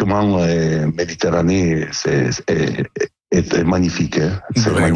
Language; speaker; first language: French; non-native, learner; Italian